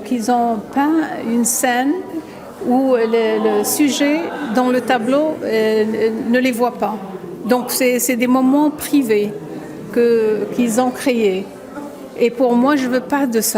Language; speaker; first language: French; non-native, local second language; Arabic